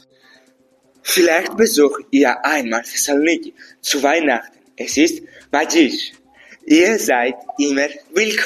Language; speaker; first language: German; non-native, learner; Greek